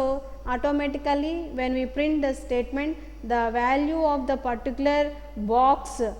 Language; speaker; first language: English; non-native, local second language; Telugu